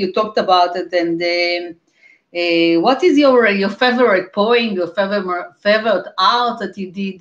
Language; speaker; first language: English; non-native, fluent; Hebrew